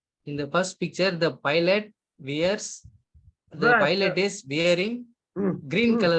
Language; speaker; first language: English; non-native, learner; Tamil